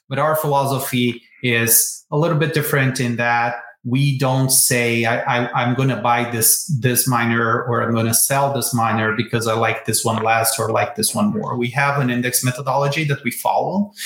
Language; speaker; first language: English; non-native, fluent; Portuguese